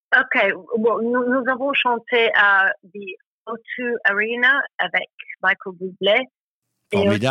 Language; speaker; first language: French; non-native, learner; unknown